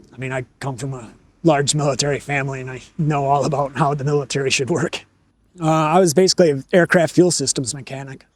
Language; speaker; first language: English; native; English